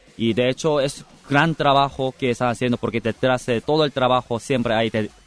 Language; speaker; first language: Spanish; non-native, fluent; Korean